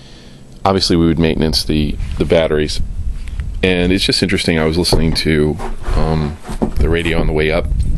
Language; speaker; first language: English; native; English